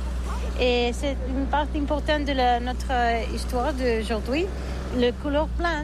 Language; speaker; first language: French; non-native, learner; Catalan